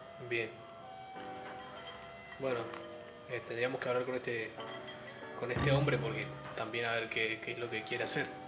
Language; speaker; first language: Spanish; native; Spanish